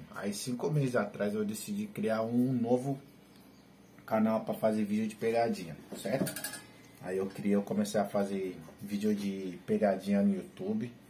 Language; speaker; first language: Portuguese; non-native, learner; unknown